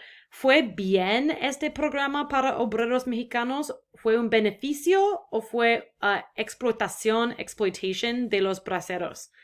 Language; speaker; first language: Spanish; non-native, fluent; English